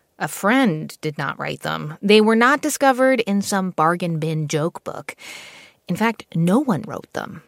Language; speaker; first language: English; native; English